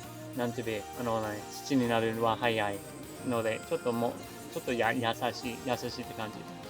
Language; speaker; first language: Japanese; non-native, learner; English